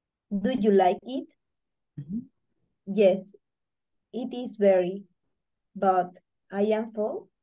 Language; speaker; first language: English; non-native, learner; Spanish